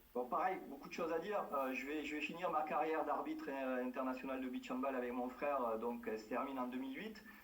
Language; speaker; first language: French; native; French